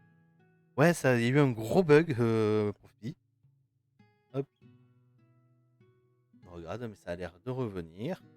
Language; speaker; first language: French; native; French